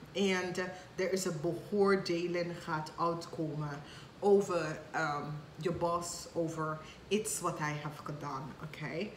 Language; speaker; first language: Dutch; non-native, fluent; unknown